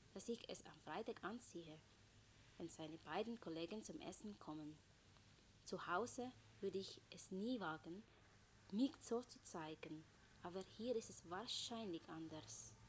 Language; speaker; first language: German; non-native, fluent; Filipino